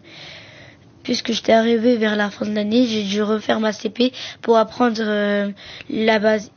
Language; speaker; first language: French; early bilingual, other home language; Arabic